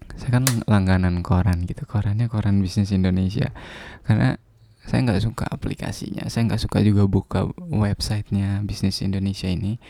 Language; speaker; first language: Indonesian; non-native, local second language; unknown